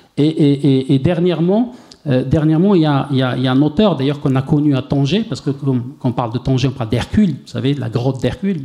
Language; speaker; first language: French; non-native, local second language; Arabic